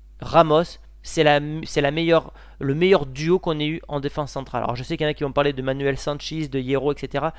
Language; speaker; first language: French; native; French